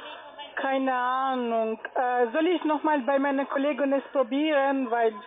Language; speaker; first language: German; non-native, learner; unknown